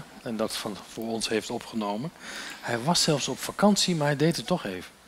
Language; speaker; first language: Dutch; native; Dutch